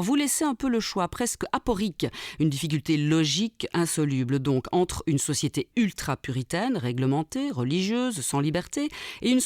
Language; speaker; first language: French; native; French